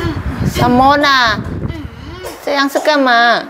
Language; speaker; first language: Chinese; non-native, fluent; Indonesian